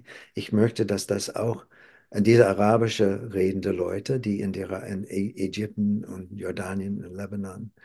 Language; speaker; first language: German; non-native, fluent; English